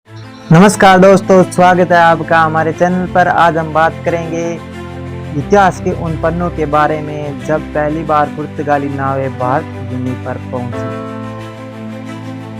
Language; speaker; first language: Hindi; native; Hindi